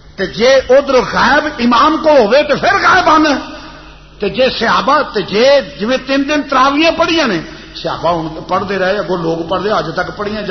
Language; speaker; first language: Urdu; non-native, local second language; Punjabi